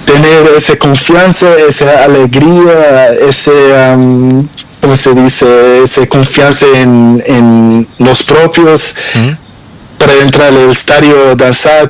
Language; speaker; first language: Spanish; non-native, learner; Portuguese